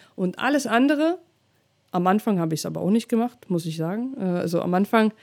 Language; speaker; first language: German; non-native, fluent; Russian